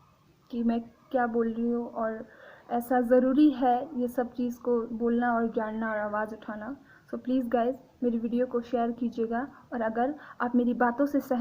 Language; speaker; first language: Hindi; non-native, local second language; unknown